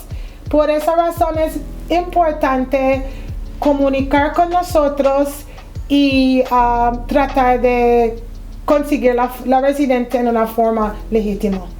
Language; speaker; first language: Spanish; non-native, fluent; English